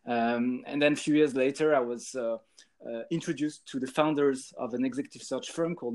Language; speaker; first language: English; non-native, fluent; French